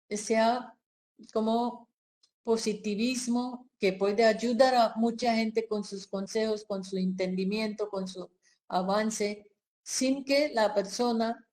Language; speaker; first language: Spanish; non-native, fluent; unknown